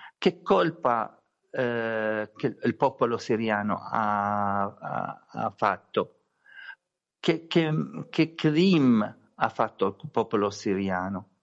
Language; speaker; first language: Italian; non-native, learner; Arabic